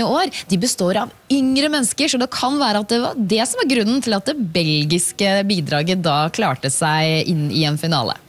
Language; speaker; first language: Norwegian; native; Norwegian